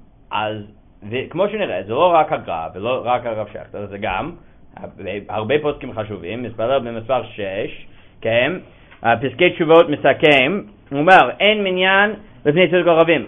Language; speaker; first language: Hebrew; non-native, fluent; English